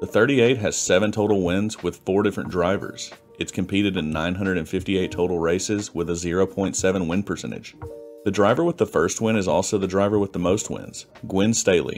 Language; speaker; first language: English; native; English